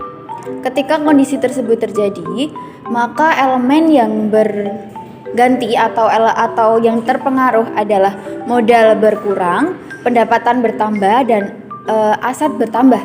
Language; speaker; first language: Indonesian; native; Indonesian